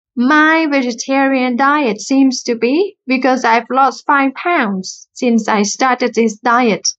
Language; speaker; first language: English; non-native, fluent; Vietnamese